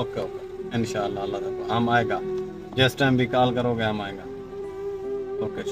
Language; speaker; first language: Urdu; non-native, local second language; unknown